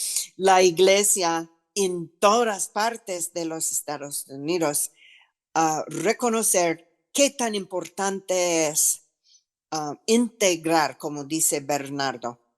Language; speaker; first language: Spanish; non-native, fluent; English